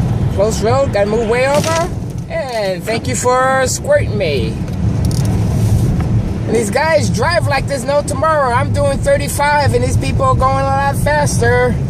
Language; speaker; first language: English; native; English